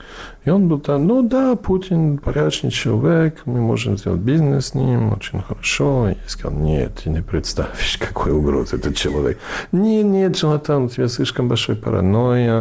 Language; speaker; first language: Russian; non-native, fluent; English